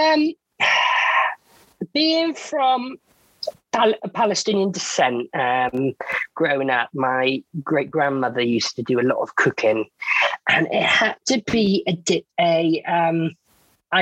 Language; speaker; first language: English; native; English